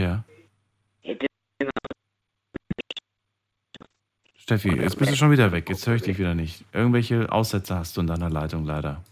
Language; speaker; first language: German; native; German